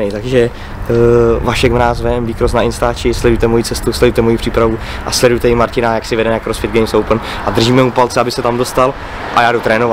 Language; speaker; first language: Czech; native; Czech